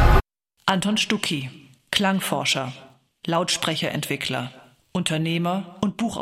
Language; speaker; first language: German; native; German